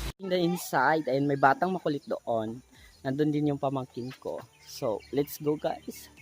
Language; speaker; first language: Filipino; non-native, local second language; Cebuano